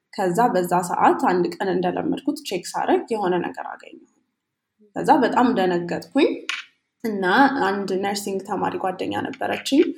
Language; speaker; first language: Amharic; native; Amharic